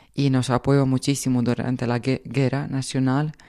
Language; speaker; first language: Spanish; non-native, fluent; Croatian